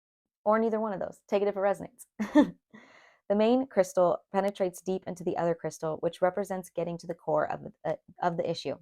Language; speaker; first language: English; native; English